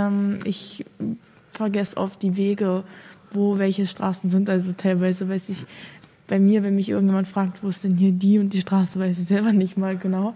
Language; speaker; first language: German; native; German